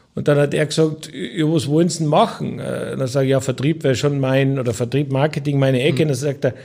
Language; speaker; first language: German; native; German